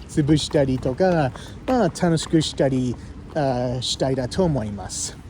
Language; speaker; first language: Japanese; non-native, learner; English